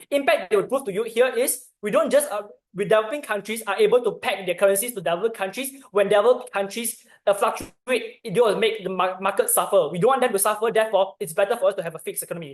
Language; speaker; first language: English; non-native, learner; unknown